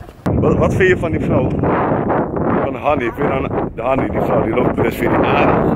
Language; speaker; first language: Dutch; native; Dutch